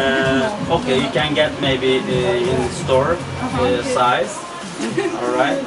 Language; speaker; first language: English; non-native, learner; Turkish